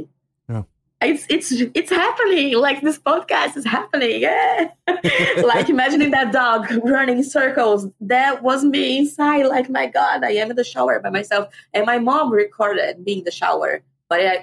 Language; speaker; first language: English; non-native, fluent; Portuguese